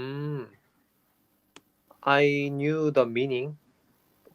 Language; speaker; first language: English; non-native, learner; Korean